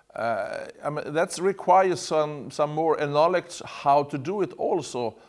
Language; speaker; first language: English; non-native, fluent; Swedish